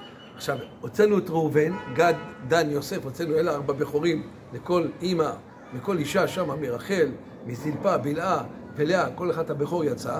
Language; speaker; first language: Hebrew; native; Hebrew